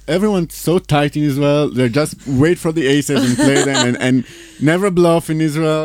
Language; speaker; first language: English; non-native, fluent; Hebrew